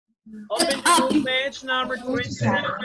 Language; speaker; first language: English; non-native, learner; Spanish